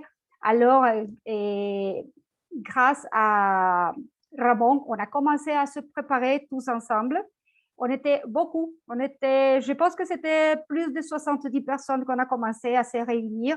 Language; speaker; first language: French; non-native, fluent; Spanish